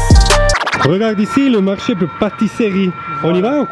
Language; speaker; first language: French; non-native, learner; Spanish